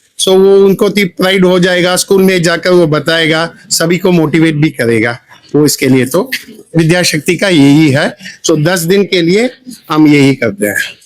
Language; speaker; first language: Hindi; non-native, local second language; Tamil